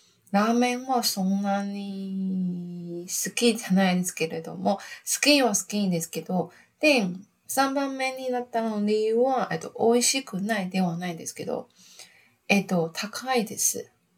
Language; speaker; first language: Japanese; non-native, fluent; Chinese